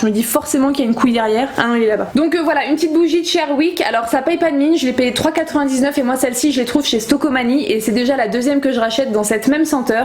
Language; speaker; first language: French; native; French